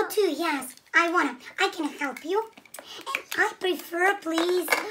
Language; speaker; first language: English; non-native, learner; Russian